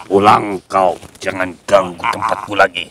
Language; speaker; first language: Indonesian; native; Indonesian